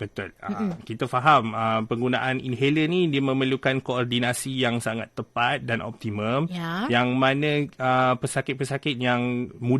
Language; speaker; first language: Malay; native; Malay